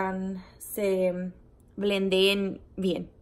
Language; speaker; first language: Spanish; early bilingual, heritage; Spanish